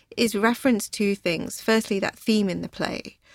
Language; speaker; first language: English; native; English